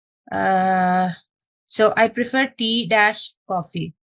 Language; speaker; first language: English; non-native, local second language; Malayalam